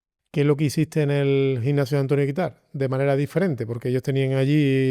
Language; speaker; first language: Spanish; native; Spanish